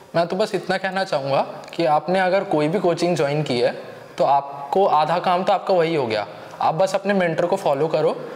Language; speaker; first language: Hindi; native; Hindi